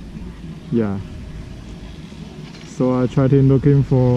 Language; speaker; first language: English; non-native, learner; Chinese